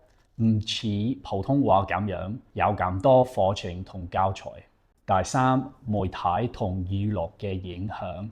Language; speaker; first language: Cantonese; non-native, fluent; English